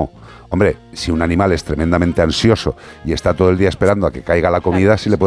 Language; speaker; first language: Spanish; native; Spanish